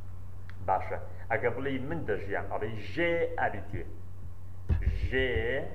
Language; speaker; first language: French; non-native, learner; Central Kurdish